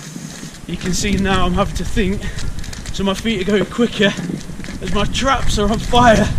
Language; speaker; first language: English; native; English